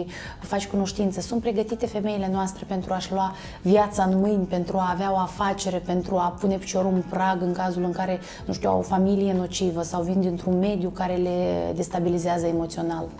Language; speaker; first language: Romanian; native; Romanian